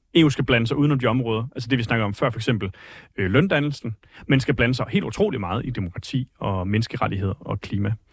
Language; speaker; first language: Danish; native; Danish